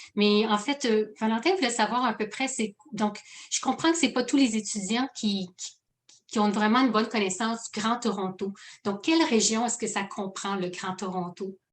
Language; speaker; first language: French; native; French